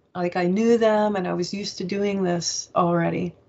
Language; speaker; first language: English; native; English